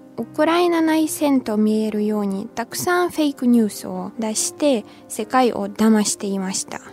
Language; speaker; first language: Japanese; non-native, fluent; Ukrainian